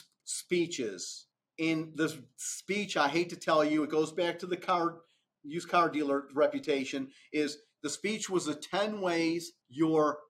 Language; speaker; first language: English; native; English